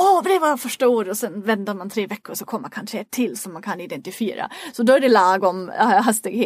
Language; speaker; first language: Swedish; non-native, fluent; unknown